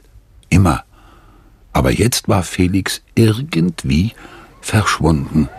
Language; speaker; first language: German; native; German